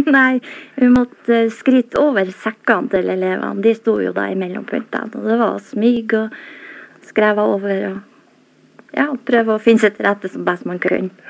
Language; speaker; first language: Norwegian; native; Norwegian